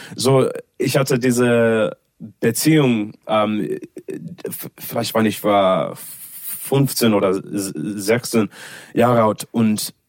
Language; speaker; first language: German; non-native, learner; English